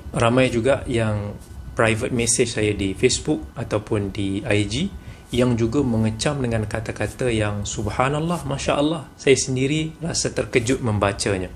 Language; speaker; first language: Malay; native; Malay